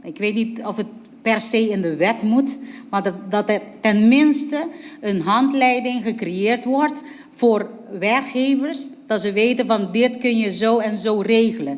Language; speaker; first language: Dutch; non-native, local second language; Papiamento